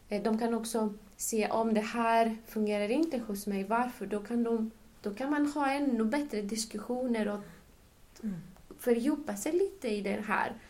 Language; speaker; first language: Swedish; non-native, fluent; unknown